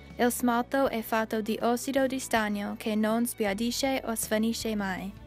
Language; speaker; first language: Italian; non-native, learner; English